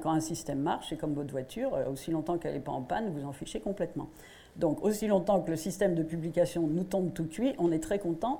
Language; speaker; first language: French; native; French